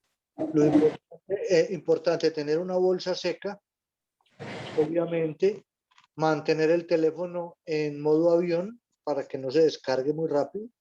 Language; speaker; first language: Spanish; native; Spanish